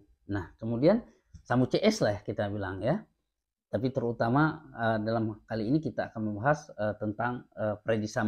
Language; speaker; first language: Indonesian; native; Indonesian